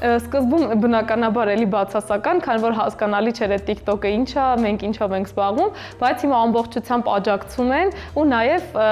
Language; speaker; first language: Armenian; native; Armenian